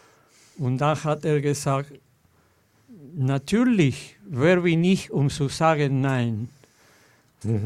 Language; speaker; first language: German; non-native, fluent; Spanish